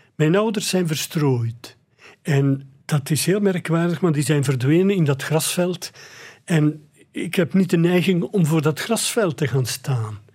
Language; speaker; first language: Dutch; native; Dutch